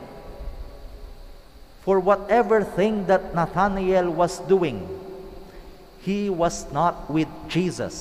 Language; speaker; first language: English; non-native, local second language; Pangasinan